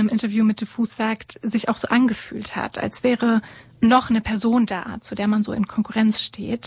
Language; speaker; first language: German; native; German